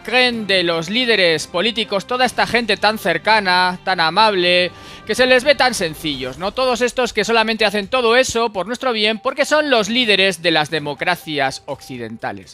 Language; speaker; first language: Spanish; native; Spanish